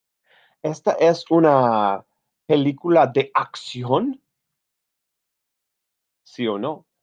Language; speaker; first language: Spanish; non-native, fluent; English